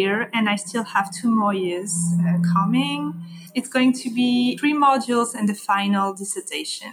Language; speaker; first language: English; non-native, fluent; French